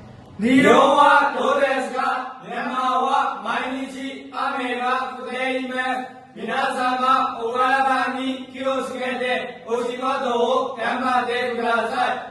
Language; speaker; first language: Japanese; non-native, learner; Burmese